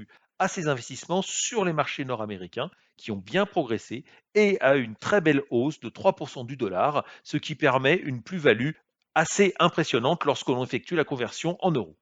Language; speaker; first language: French; native; French